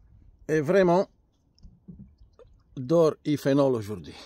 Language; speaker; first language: French; non-native, learner; Romanian